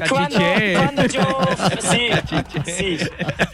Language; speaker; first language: Spanish; non-native, learner; Japanese